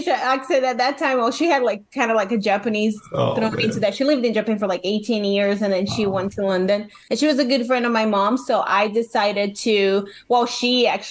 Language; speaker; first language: English; non-native, fluent; Portuguese